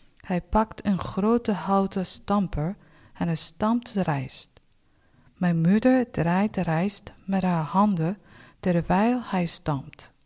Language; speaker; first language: Dutch; non-native, fluent; Japanese